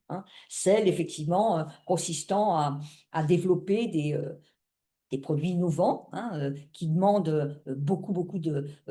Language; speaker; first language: French; native; French